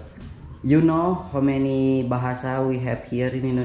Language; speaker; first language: English; non-native, fluent; Indonesian